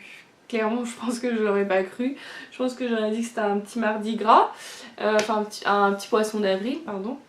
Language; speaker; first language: French; native; French